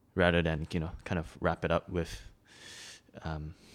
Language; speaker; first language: English; non-native, local second language; Chinese